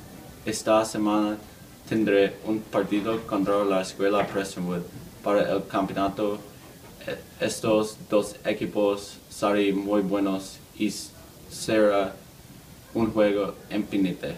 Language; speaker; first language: Spanish; non-native, learner; English